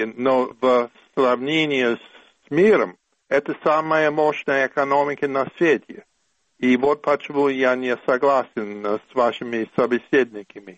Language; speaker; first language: Russian; non-native, fluent; English